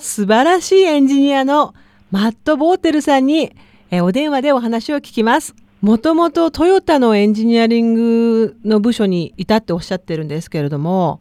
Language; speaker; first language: Japanese; native; Japanese